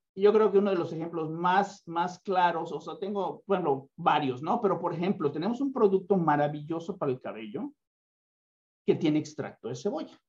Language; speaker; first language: Spanish; native; Spanish